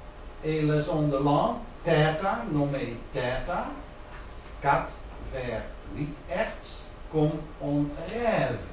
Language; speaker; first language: French; non-native, learner; Dutch